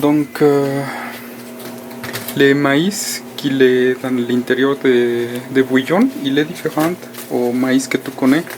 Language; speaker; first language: French; non-native, fluent; Spanish